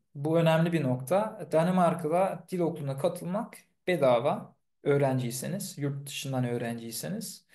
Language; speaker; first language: Turkish; early bilingual, heritage; Turkish